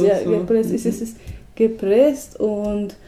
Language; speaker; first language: German; non-native, learner; Spanish